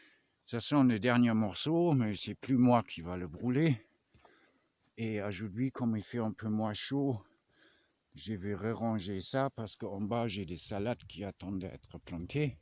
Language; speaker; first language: French; non-native, fluent; German